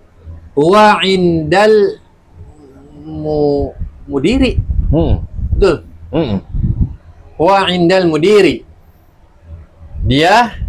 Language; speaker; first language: Arabic; non-native, learner; Indonesian